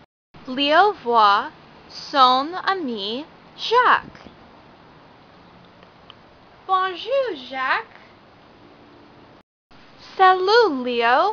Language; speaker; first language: French; non-native, learner; English